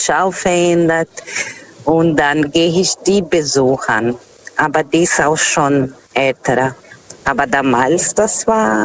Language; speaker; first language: German; non-native, learner; Portuguese